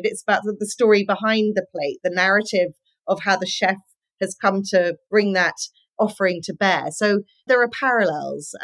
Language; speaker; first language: English; native; English